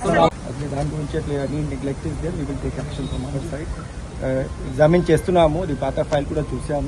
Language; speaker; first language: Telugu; non-native, learner; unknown